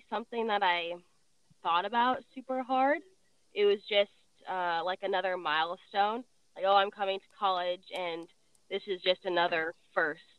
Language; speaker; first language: English; native; English